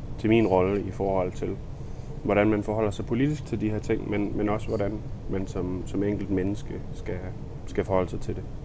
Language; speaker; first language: Danish; native; Danish